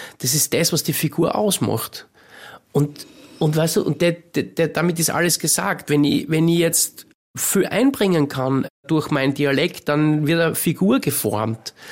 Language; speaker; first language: German; native; German